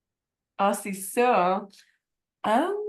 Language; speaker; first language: French; native; French